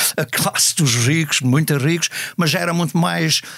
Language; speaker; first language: Portuguese; native; Portuguese